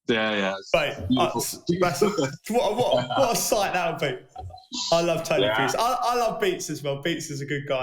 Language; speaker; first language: English; native; English